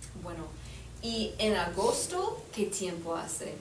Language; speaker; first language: Spanish; non-native, learner; English